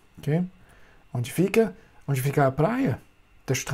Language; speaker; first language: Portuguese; non-native, fluent; German